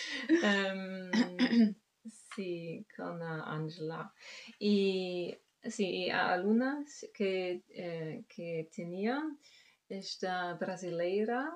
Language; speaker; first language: Portuguese; non-native, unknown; German